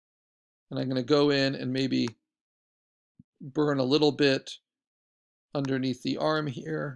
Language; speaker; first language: English; native; English